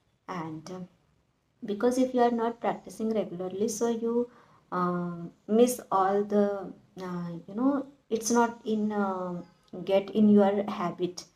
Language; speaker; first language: English; non-native, learner; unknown